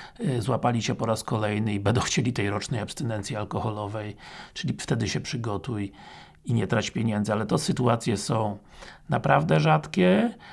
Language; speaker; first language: Polish; native; Polish